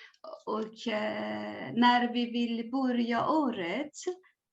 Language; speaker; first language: Swedish; non-native, learner; Persian